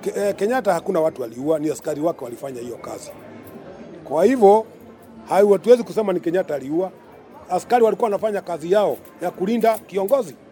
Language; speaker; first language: Swahili; non-native, local second language; Kikuyu